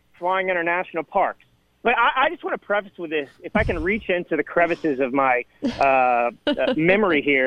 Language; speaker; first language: English; native; English